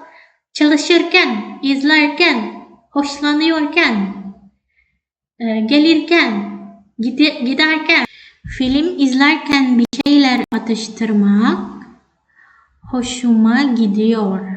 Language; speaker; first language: Turkish; non-native, fluent; Indonesian